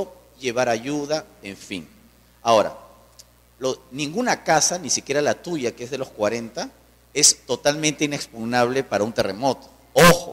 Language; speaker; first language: Spanish; native; Spanish